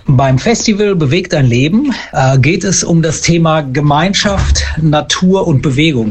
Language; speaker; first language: German; native; German